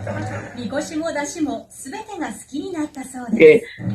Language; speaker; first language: Japanese; native; Japanese